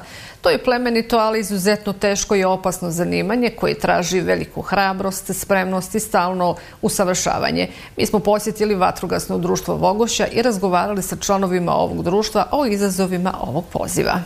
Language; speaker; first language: Serbian; native; Serbian